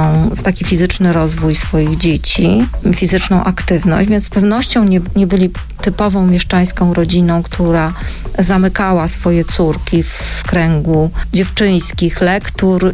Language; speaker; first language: Polish; native; Polish